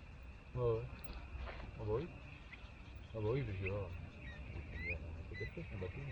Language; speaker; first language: French; native; French